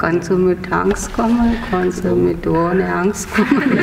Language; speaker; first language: German; non-native, learner; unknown